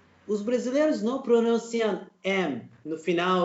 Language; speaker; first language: Portuguese; non-native, learner; Turkish